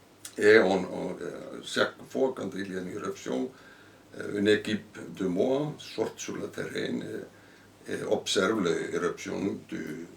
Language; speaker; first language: French; non-native, fluent; Icelandic